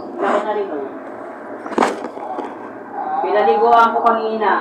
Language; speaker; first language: Filipino; native; Filipino